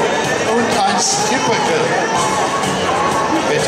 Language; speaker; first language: German; native; German